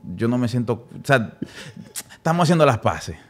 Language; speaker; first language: Spanish; native; Spanish